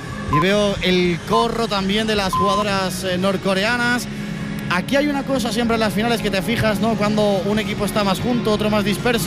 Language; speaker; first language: Spanish; native; Spanish